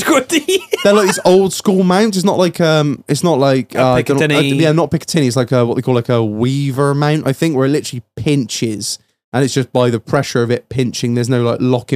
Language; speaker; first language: English; native; English